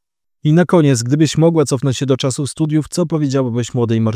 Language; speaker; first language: Polish; native; Polish